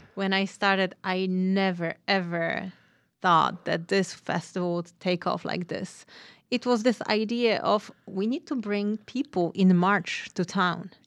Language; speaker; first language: English; non-native, fluent; Polish